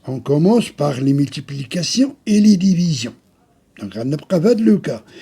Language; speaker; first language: French; non-native, local second language; Arabic